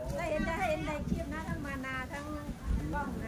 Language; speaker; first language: Thai; native; Thai